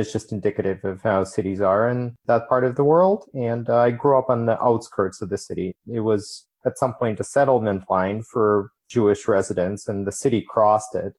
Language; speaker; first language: English; non-native, fluent; Ukrainian